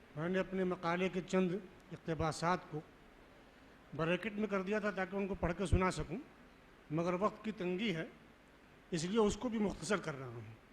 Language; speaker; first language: Urdu; native; Urdu